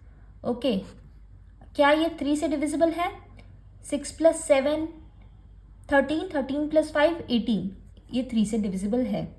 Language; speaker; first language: Hindi; native; Hindi